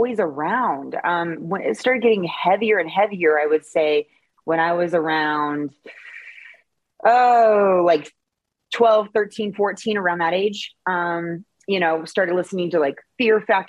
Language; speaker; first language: English; native; English